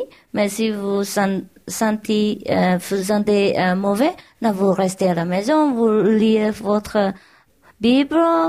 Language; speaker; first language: French; non-native, learner; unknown